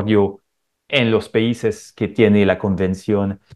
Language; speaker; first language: Spanish; non-native, fluent; French